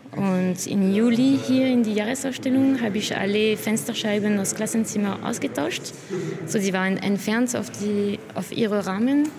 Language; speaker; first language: German; non-native, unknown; French